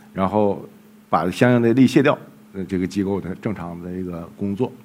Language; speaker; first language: Chinese; native; Chinese